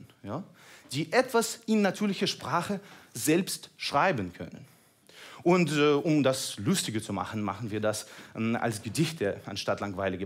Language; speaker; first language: German; non-native, fluent; Russian